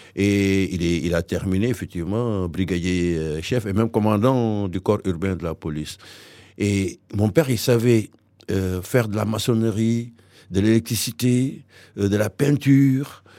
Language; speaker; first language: French; non-native, local second language; Wolof